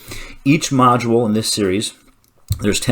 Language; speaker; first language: English; native; English